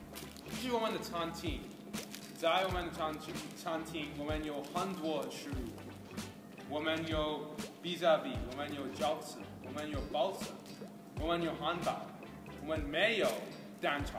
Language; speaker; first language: Chinese; non-native, learner; English